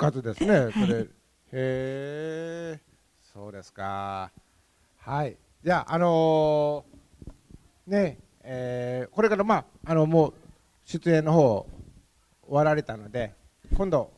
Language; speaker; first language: Japanese; native; Japanese